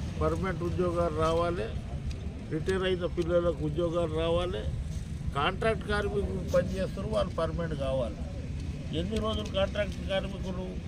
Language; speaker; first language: Telugu; non-native, local second language; Lambadi